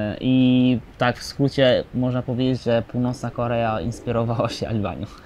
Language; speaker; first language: Polish; non-native, fluent; Albanian